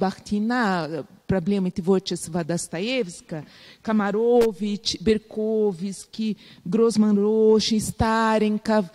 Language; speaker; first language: Russian; non-native, learner; Portuguese